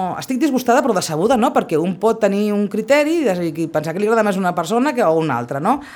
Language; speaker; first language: Catalan; native; Catalan